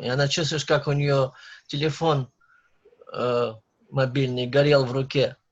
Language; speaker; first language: Russian; native; Russian